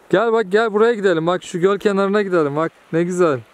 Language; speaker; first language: Turkish; native; Turkish